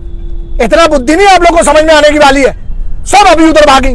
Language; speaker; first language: Hindi; native; Hindi